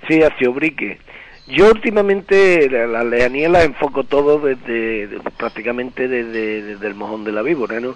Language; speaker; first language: Spanish; native; Spanish